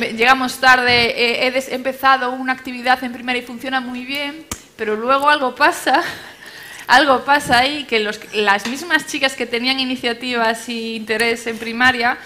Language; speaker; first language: Spanish; native; Spanish